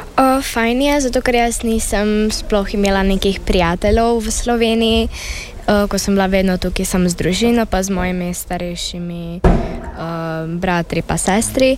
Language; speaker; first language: Slovenian; early bilingual, heritage; Slovenian